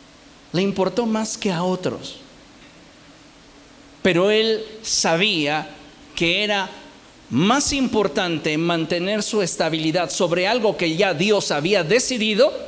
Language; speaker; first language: Spanish; native; Spanish